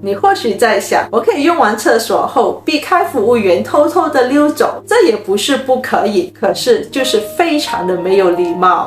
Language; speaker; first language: Chinese; native; Chinese